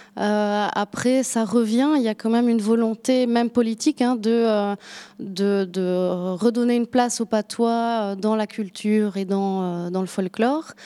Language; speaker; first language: French; native; French